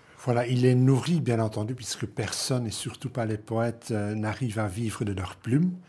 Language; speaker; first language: French; non-native, local second language; Dutch